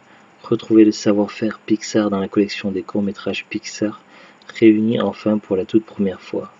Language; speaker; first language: French; native; French